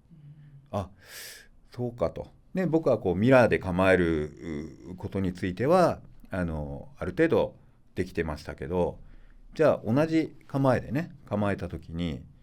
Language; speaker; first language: Japanese; native; Japanese